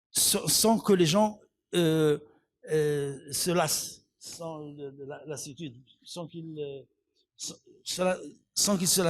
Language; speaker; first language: French; non-native, local second language; Arabic